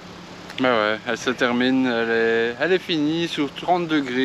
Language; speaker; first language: French; native; French